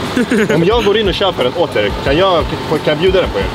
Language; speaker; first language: Swedish; native; Swedish